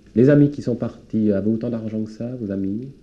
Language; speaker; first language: French; native; French